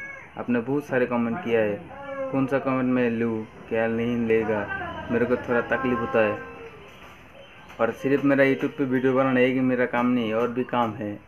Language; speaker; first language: Hindi; non-native, local second language; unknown